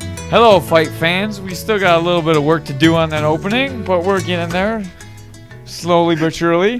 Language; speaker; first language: English; native; English